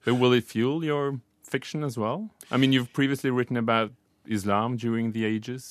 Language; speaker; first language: English; non-native, fluent; Norwegian